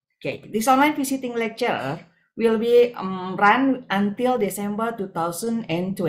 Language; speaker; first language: English; non-native, fluent; Indonesian